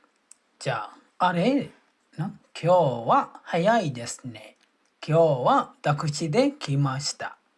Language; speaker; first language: Japanese; non-native, fluent; Burmese